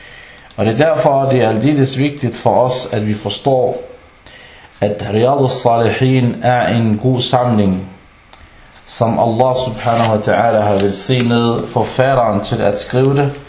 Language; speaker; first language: Danish; early bilingual, other home language; Arabic